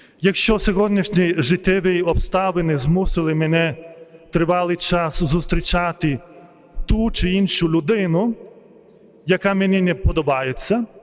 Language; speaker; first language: Ukrainian; non-native, fluent; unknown